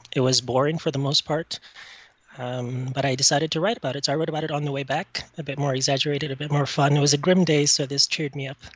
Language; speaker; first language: English; non-native, fluent; French